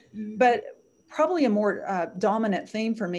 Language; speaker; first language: English; native; English